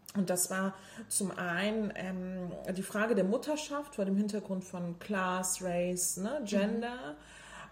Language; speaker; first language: German; early bilingual, other home language; Turkish